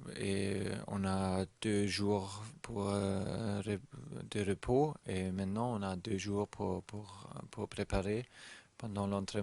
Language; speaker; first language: French; non-native, learner; German